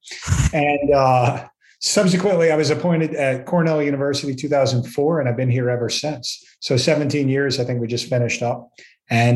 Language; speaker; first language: English; native; English